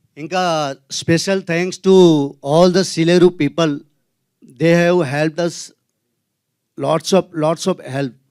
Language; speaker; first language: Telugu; non-native, learner; Hindi